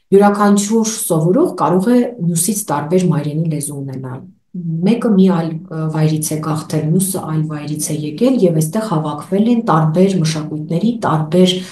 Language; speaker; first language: Armenian; native; Armenian